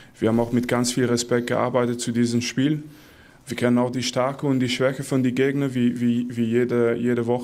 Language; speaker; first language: German; non-native, fluent; Dutch